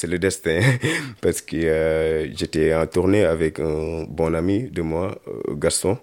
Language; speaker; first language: French; non-native, local second language; Wolof